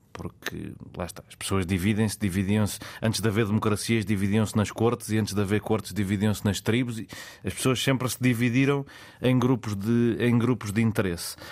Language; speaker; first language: Portuguese; native; Portuguese